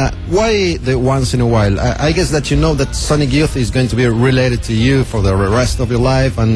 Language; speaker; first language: English; non-native, fluent; Spanish